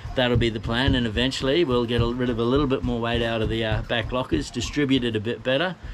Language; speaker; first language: English; native; English